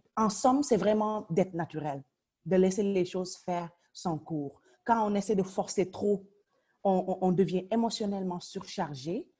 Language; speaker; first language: French; non-native, local second language; Wolof